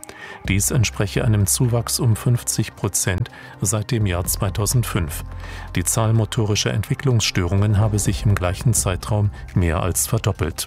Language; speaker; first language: German; native; German